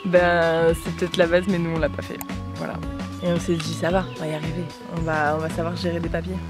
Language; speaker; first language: French; native; French